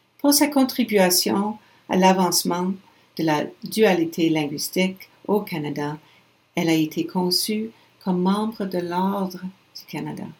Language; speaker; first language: French; non-native, local second language; English